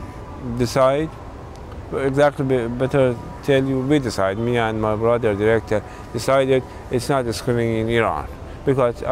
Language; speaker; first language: English; non-native, learner; Persian